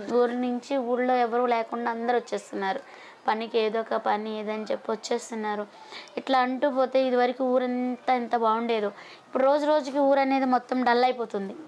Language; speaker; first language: Telugu; native; Telugu